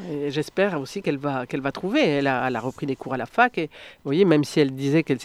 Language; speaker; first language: French; native; French